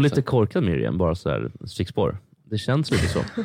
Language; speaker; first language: Swedish; native; Swedish